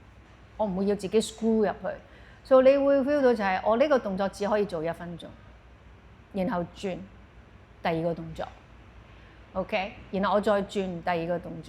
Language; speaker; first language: Cantonese; native; Cantonese